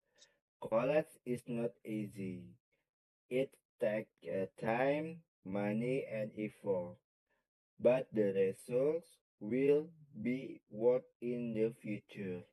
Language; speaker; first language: English; non-native, learner; Indonesian